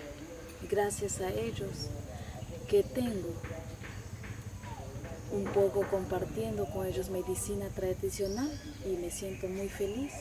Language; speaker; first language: Spanish; non-native, local second language; Shipibo-Conibo